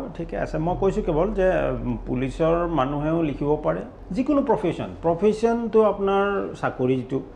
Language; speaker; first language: Assamese; native; Assamese